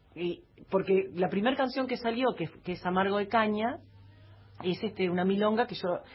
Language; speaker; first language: Spanish; native; Spanish